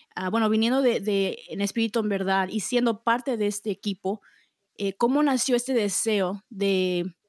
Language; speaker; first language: Spanish; early bilingual, heritage; Spanish